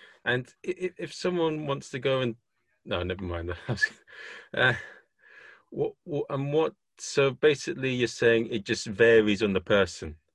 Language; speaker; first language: English; native; English